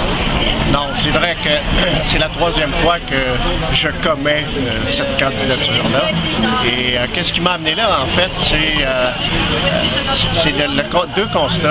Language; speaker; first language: French; native; French